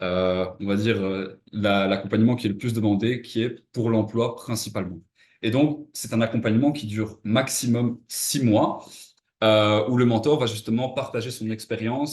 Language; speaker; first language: French; native; French